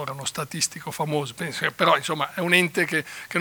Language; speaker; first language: Italian; native; Italian